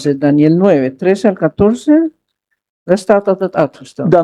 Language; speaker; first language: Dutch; non-native, learner; Spanish